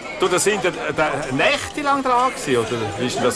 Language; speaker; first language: German; native; German